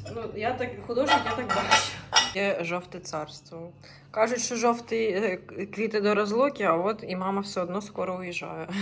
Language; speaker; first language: Ukrainian; non-native, local second language; Russian